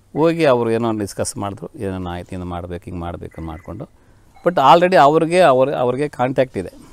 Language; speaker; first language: Kannada; native; Kannada